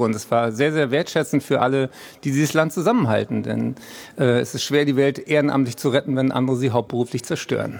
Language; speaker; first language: German; native; German